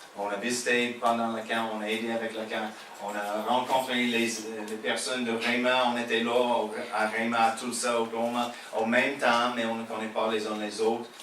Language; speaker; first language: French; non-native, fluent; English